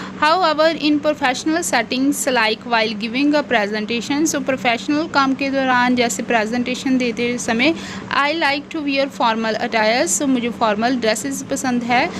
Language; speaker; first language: Hindi; non-native, local second language; Punjabi